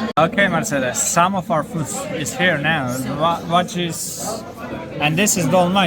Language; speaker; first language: English; non-native, learner; Turkish